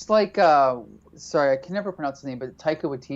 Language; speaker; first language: English; native; English